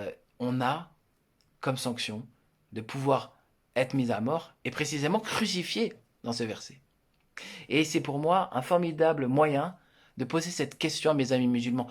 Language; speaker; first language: French; native; French